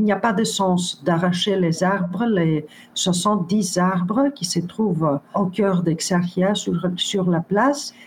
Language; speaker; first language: French; non-native, fluent; Greek